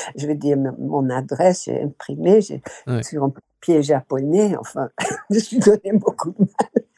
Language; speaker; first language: French; non-native, fluent; Dutch